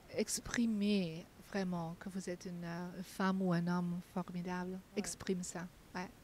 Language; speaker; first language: French; non-native, fluent; Dutch